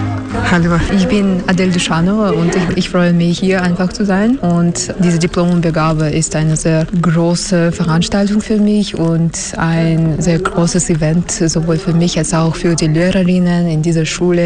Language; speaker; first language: German; non-native, learner; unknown